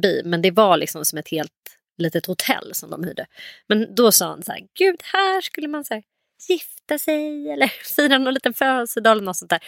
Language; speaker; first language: Swedish; native; Swedish